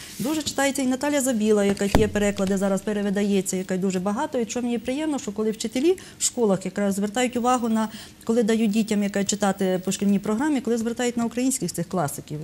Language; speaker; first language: Ukrainian; native; Ukrainian